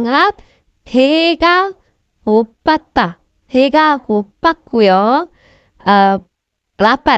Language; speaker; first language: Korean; non-native, fluent; Indonesian